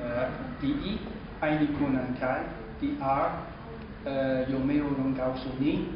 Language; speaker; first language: Chinese; non-native, learner; English